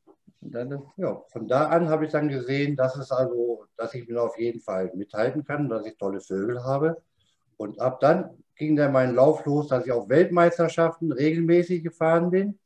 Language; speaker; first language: German; native; German